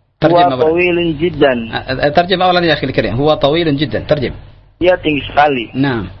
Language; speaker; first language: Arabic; non-native, fluent; Indonesian